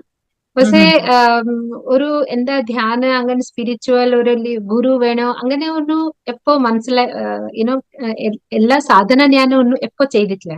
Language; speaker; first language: Malayalam; non-native, local second language; Odia